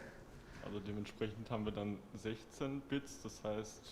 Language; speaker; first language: German; native; German